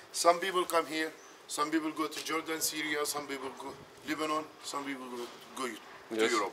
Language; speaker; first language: English; non-native, learner; Arabic